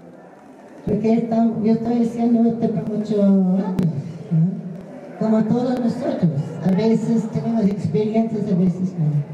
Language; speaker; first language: Spanish; non-native, fluent; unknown